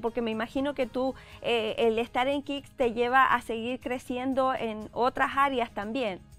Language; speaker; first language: Spanish; native; Spanish